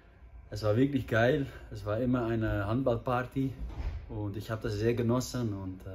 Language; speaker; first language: German; non-native, fluent; Dutch